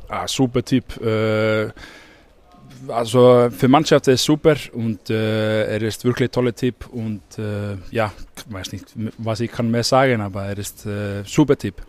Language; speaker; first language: German; non-native, learner; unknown